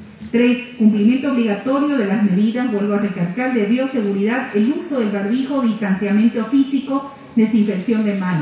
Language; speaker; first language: Spanish; native; Spanish